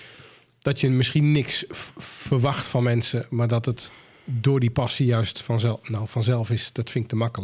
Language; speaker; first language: Dutch; native; Dutch